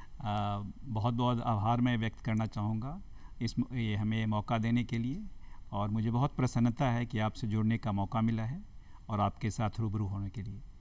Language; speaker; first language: Hindi; native; Hindi